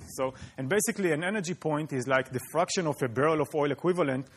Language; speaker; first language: English; non-native, fluent; Hebrew